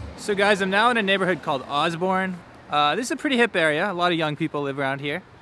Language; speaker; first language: English; native; English